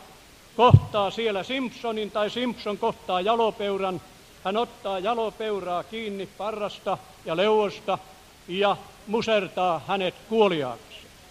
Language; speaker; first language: Finnish; native; Finnish